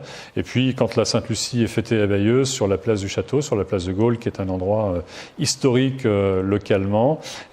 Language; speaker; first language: French; native; French